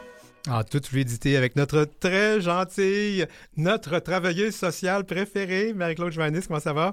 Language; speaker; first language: French; native; French